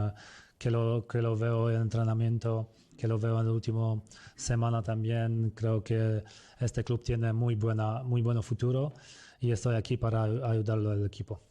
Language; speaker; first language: Spanish; non-native, fluent; Polish